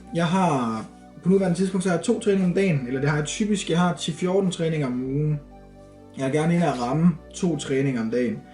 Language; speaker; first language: Danish; native; Danish